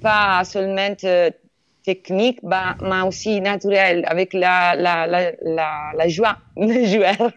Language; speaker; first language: French; non-native, learner; Italian